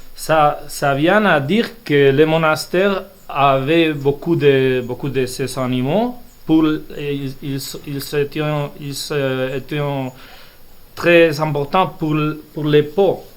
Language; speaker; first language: French; non-native, fluent; Spanish